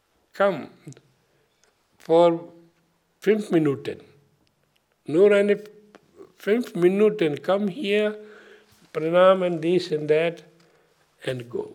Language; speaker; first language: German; non-native, learner; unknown